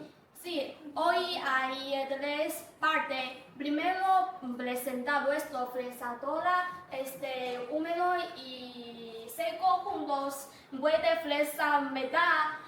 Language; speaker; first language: Spanish; non-native, learner; Chinese